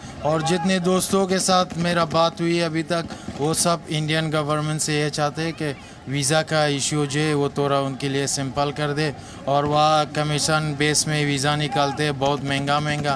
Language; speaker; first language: Hindi; non-native, fluent; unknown